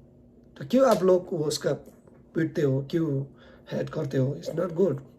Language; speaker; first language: Hindi; non-native, learner; Nepali